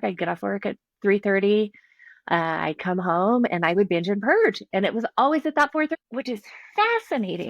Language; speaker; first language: English; native; English